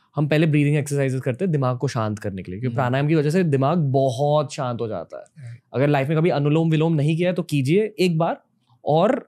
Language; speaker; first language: Hindi; native; Hindi